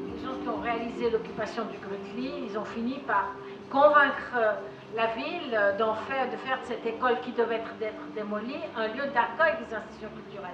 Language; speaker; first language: French; native; French